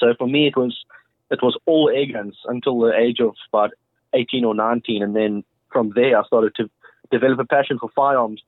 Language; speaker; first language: English; native; English